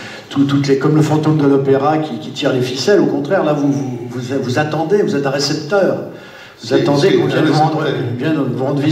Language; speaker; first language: French; native; French